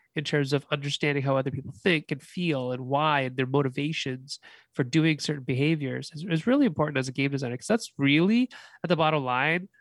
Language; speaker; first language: English; native; English